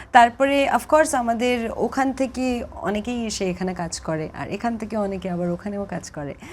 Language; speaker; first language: Bangla; native; Bangla